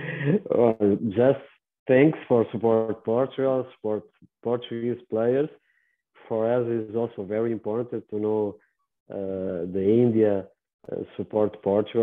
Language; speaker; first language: English; non-native, learner; Portuguese